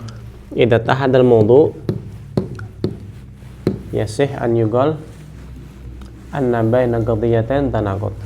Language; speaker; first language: Arabic; non-native, fluent; Indonesian